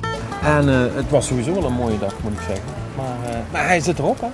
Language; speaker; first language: Dutch; native; Dutch